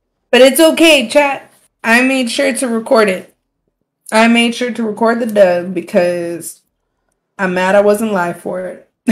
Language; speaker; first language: English; early bilingual, other home language; Spanish